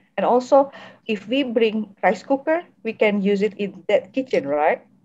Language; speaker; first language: English; non-native, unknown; Indonesian